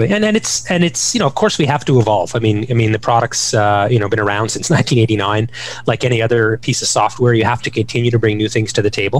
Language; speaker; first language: English; native; English